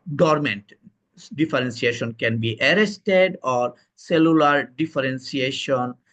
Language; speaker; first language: English; non-native, local second language; Bangla